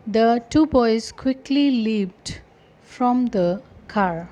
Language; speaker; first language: English; non-native, local second language; Punjabi